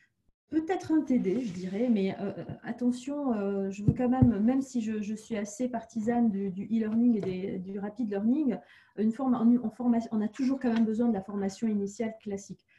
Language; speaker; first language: French; native; French